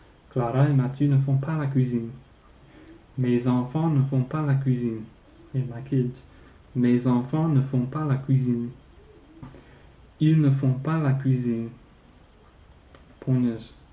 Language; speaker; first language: French; non-native, fluent; English